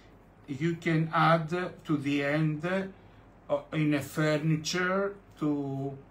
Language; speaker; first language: English; non-native, fluent; Greek